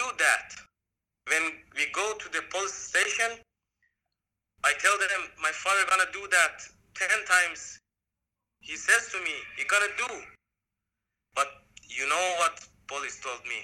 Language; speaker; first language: English; non-native, learner; Persian